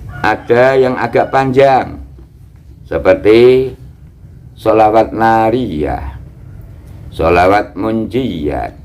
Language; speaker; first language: Indonesian; native; Indonesian